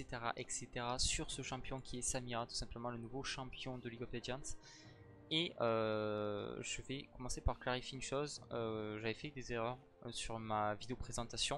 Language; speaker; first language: French; native; French